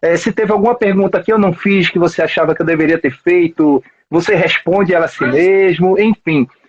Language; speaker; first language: Portuguese; native; Portuguese